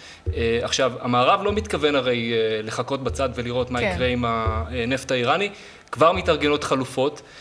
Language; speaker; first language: Hebrew; native; Hebrew